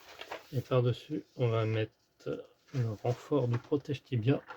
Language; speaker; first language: French; native; French